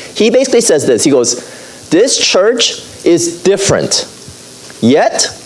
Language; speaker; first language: English; native; English